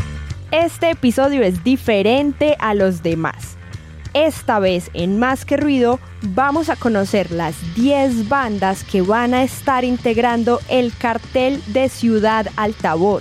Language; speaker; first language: Spanish; native; Spanish